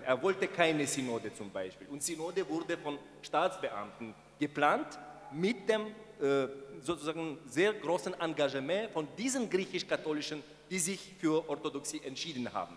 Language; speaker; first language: German; non-native, fluent; Ukrainian